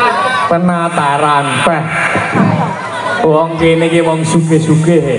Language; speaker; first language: Indonesian; non-native, local second language; Javanese